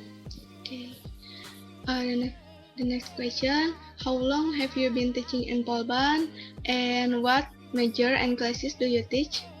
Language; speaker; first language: English; non-native, learner; Indonesian